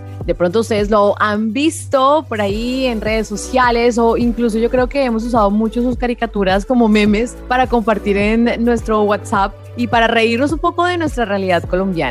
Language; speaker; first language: Spanish; native; Spanish